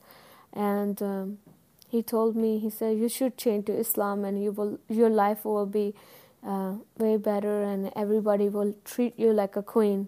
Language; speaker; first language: English; non-native, local second language; Punjabi